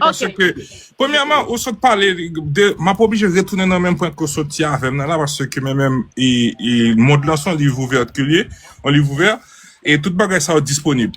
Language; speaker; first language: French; non-native, local second language; Haitian Creole